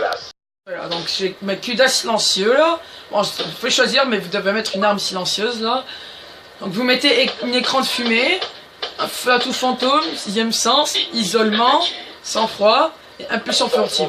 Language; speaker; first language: French; native; French